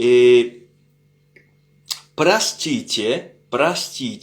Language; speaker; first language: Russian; non-native, fluent; French